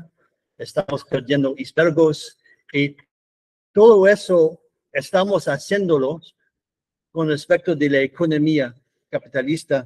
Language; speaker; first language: Spanish; non-native, fluent; English